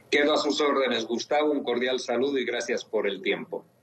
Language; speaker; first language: Spanish; native; Spanish